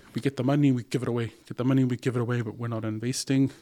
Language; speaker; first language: English; non-native, local second language; Samoan